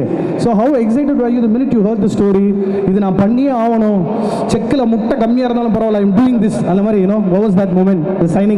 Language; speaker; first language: Tamil; native; Tamil